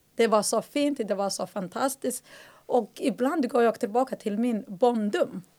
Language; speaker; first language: Swedish; non-native, fluent; Somali